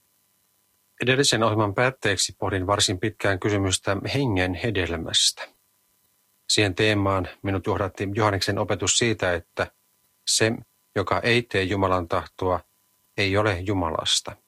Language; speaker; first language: Finnish; native; Finnish